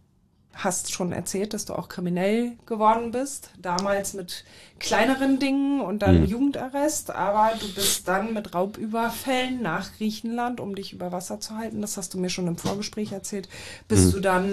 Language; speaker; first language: German; native; German